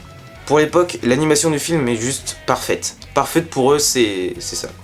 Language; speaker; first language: French; native; French